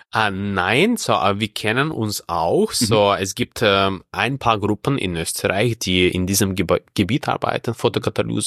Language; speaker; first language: German; non-native, fluent; Russian